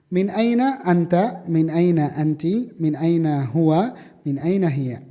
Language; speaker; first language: Arabic; non-native, fluent; Indonesian